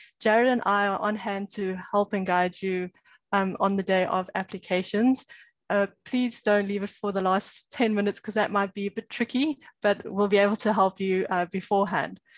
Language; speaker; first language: English; native; English